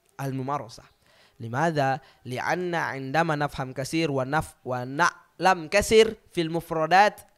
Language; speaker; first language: Arabic; non-native, learner; Indonesian